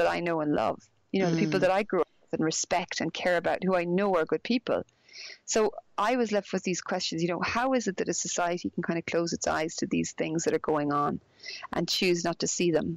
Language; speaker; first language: English; native; English